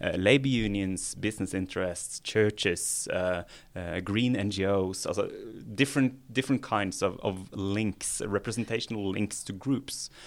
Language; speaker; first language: English; non-native, fluent; Norwegian